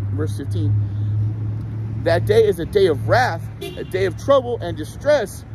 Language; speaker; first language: English; native; English